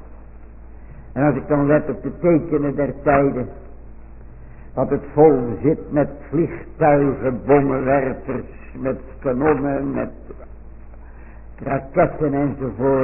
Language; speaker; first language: Dutch; native; Dutch